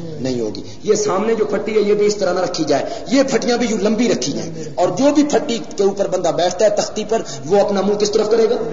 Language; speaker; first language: Urdu; non-native, local second language; Punjabi